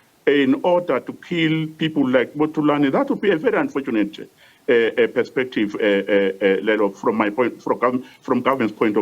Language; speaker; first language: English; non-native, local second language; Swati